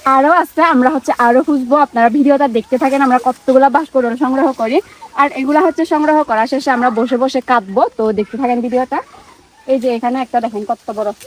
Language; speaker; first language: Bangla; non-native, local second language; Chakma